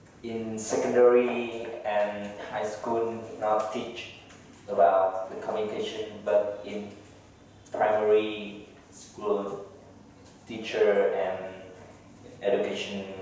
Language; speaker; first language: English; non-native, learner; Vietnamese